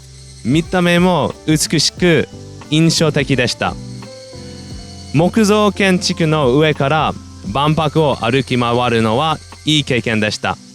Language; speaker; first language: Japanese; non-native, fluent; English